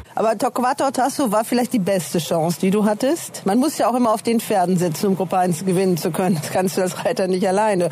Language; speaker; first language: German; native; German